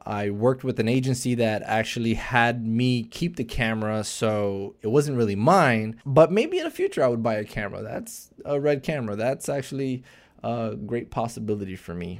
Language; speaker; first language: English; early bilingual, other home language; Spanish